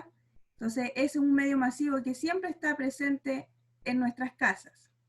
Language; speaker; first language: Spanish; native; Spanish